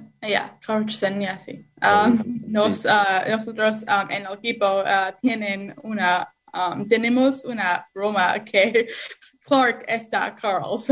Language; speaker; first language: Spanish; non-native, learner; English